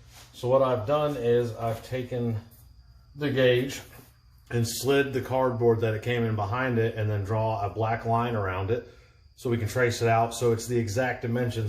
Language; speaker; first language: English; native; English